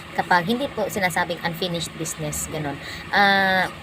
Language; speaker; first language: Filipino; non-native, local second language; Cebuano